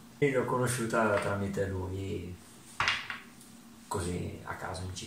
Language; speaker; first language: Italian; early bilingual, other home language; Ukrainian